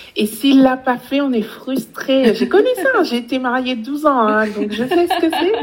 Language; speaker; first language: French; native; French